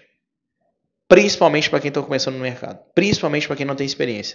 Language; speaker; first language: Portuguese; native; Portuguese